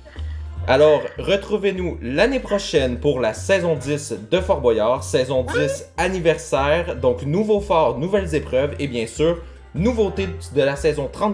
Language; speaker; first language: French; native; French